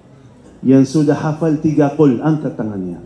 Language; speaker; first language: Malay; non-native, fluent; Arabic